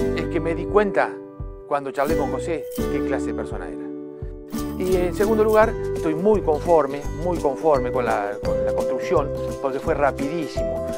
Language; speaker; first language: Spanish; native; Spanish